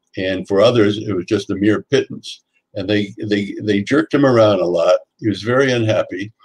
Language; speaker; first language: English; native; English